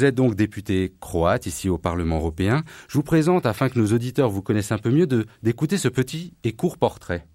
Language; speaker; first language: French; native; French